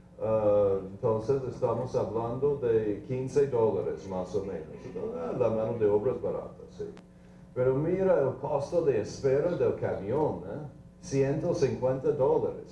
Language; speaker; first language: Spanish; non-native, fluent; English